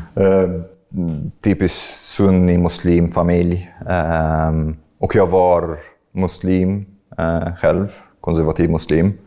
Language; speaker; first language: Swedish; non-native, fluent; Arabic